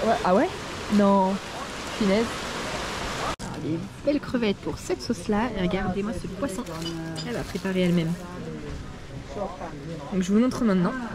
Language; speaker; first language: French; native; French